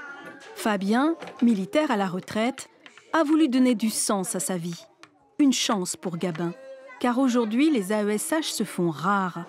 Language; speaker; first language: French; native; French